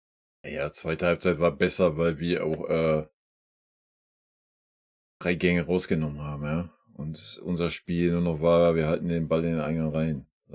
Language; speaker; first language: German; native; German